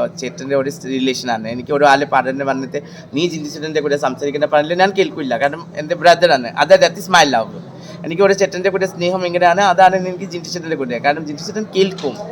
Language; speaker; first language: Malayalam; non-native, local second language; Assamese